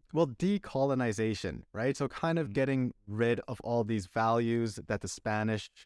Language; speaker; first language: English; non-native, local second language; Filipino